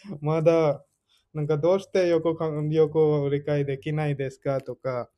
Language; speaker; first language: Japanese; non-native, fluent; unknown